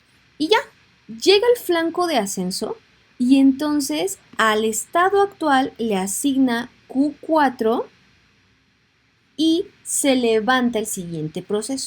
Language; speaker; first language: Spanish; native; Spanish